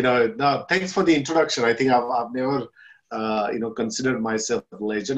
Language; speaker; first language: English; non-native, local second language; Gujarati